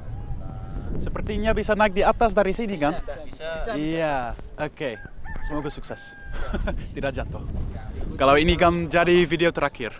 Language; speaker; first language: Indonesian; non-native, learner; Dutch